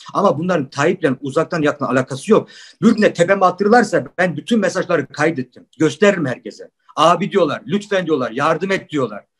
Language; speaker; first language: Turkish; early bilingual, heritage; Turkish